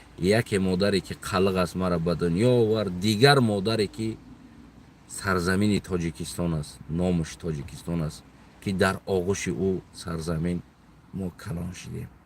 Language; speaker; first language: Tajik; non-native, local second language; Uzbek